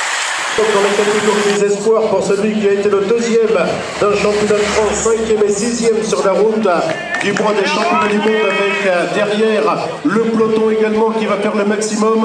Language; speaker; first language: French; native; French